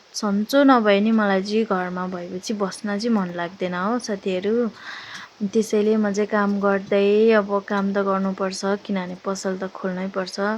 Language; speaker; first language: Nepali; non-native, local second language; Sherpa